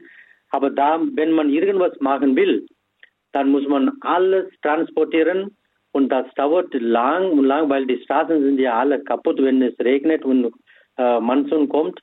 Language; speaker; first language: German; non-native, fluent; Tamil